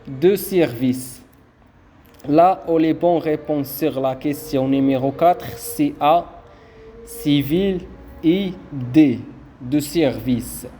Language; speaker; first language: French; non-native, local second language; Arabic